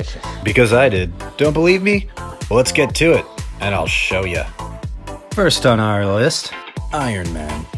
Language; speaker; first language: English; native; English